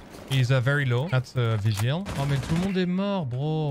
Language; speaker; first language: English; non-native, fluent; French